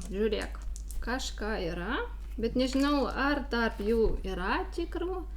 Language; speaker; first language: Lithuanian; non-native, learner; Ukrainian